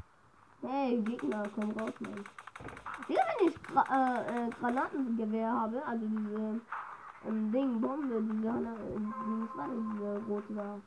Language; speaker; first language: German; native; German